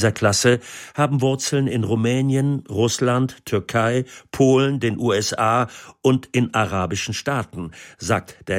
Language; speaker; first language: German; native; German